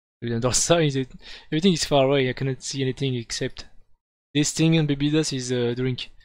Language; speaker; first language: English; non-native, fluent; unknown